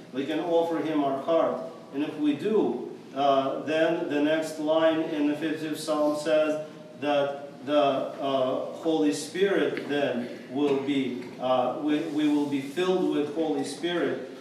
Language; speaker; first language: English; non-native, fluent; Russian